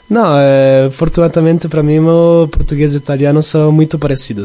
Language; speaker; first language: Portuguese; non-native, learner; Italian